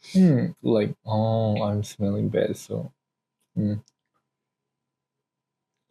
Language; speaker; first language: English; non-native, learner; Korean